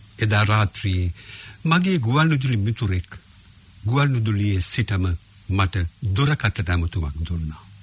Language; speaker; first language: Sinhala; native; Sinhala